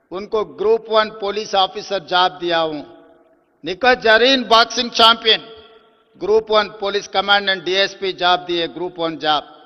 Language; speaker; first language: Hindi; non-native, local second language; Telugu